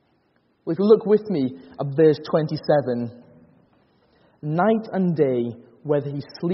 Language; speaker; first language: English; native; English